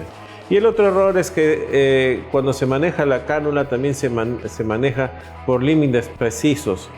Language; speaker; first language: Spanish; native; Spanish